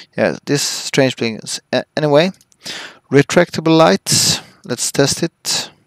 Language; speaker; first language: English; non-native, fluent; Swedish